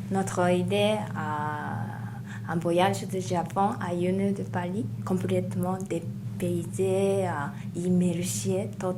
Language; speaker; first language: French; non-native, learner; Japanese